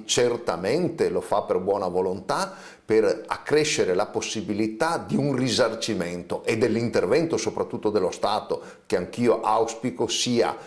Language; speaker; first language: Italian; native; Italian